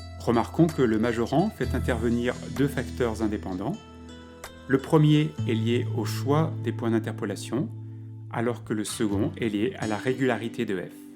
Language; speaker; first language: French; native; French